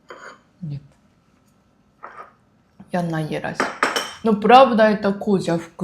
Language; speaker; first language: Russian; non-native, learner; Japanese